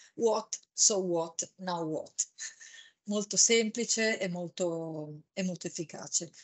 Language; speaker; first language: Italian; native; Italian